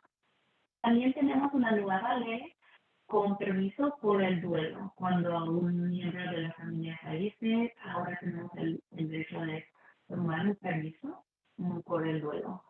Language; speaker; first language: Spanish; early bilingual, heritage; Spanish